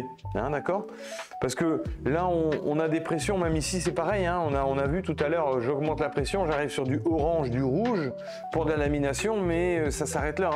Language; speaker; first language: French; native; French